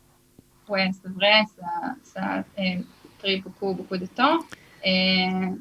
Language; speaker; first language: French; early bilingual, heritage; Hebrew